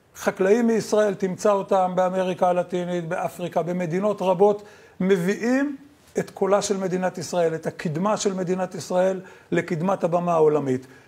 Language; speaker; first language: Hebrew; native; Hebrew